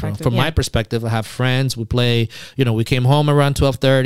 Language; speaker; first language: English; early bilingual, other home language; Spanish